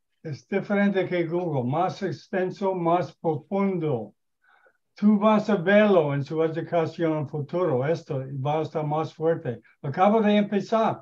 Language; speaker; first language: Spanish; non-native, learner; English